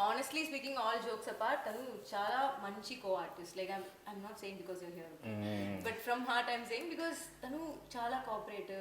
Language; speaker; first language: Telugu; non-native, learner; Tamil